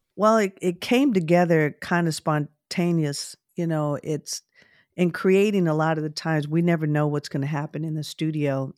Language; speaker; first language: English; native; English